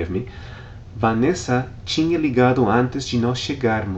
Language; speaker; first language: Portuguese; non-native, fluent; English